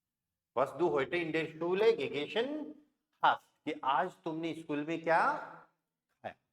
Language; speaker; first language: German; non-native, fluent; Hindi